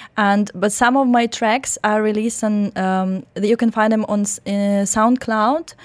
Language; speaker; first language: English; non-native, fluent; Russian